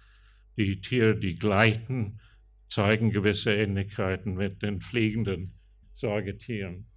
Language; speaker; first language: German; non-native, fluent; English